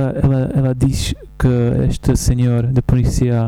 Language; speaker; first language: Portuguese; non-native, learner; English